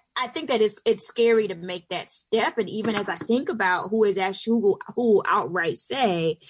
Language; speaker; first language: English; native; English